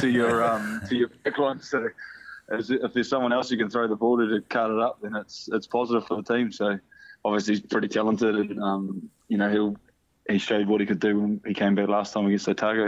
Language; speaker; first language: English; native; English